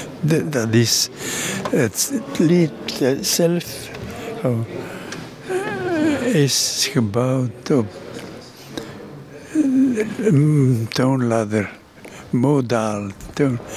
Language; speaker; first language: Dutch; non-native, local second language; French